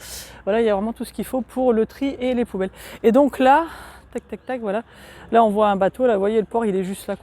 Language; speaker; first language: French; native; French